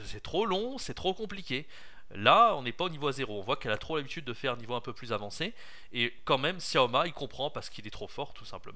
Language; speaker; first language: French; native; French